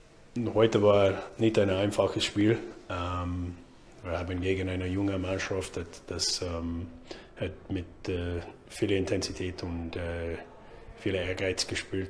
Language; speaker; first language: German; non-native, learner; English